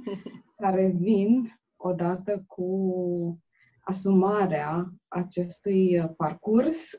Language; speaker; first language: Romanian; native; Romanian